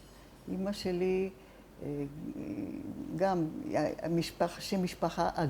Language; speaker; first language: Hebrew; non-native, fluent; Italian